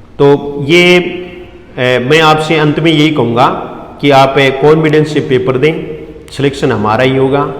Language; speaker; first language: Hindi; native; Hindi